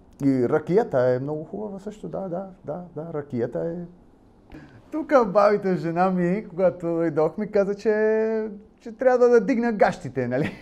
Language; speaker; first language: Bulgarian; non-native, learner; Spanish